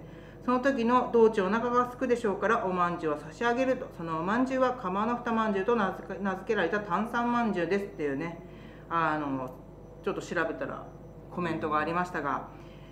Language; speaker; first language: Japanese; native; Japanese